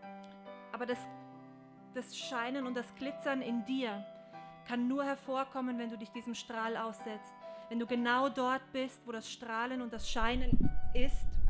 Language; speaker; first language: German; native; German